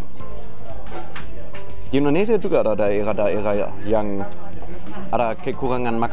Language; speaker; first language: Indonesian; non-native, fluent; German